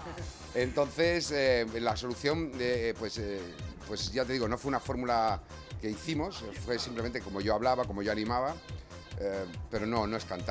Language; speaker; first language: Spanish; native; Spanish